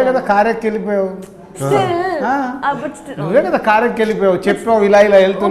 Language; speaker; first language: Telugu; native; Telugu